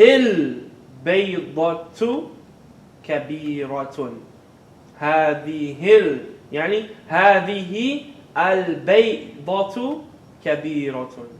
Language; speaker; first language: Arabic; non-native, fluent; English